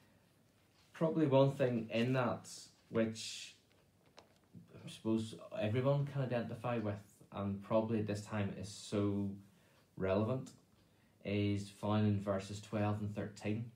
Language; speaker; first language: English; native; English